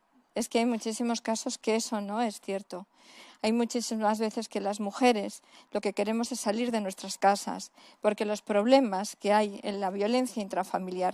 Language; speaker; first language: Spanish; native; Spanish